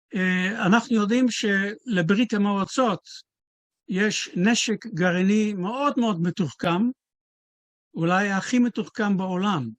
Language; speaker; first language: Hebrew; non-native, fluent; Dutch